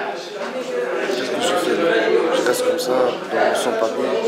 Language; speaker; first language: French; non-native, learner; Arabic